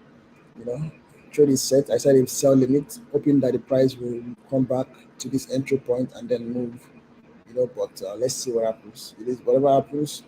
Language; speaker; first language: English; non-native, local second language; Yoruba